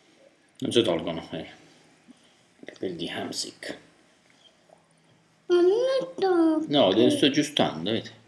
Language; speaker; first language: Italian; native; Italian